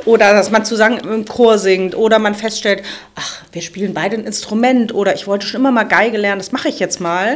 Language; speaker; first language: German; native; German